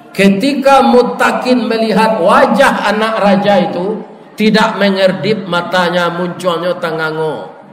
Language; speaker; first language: Malay; non-native, local second language; Minangkabau